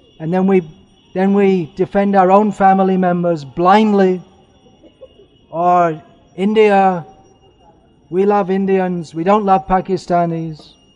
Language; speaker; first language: English; native; English